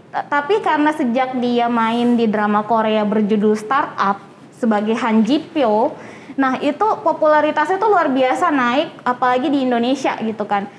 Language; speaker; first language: Indonesian; native; Indonesian